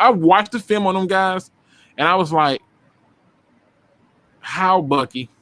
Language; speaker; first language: English; native; English